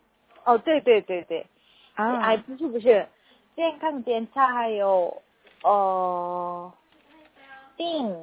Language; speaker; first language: Chinese; non-native, learner; Korean